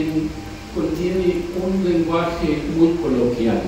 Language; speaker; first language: Spanish; non-native, fluent; English